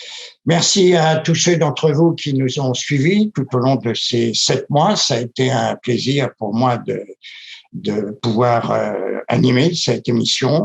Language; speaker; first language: French; native; French